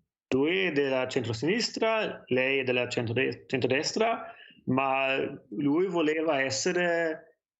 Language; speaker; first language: Italian; non-native, fluent; German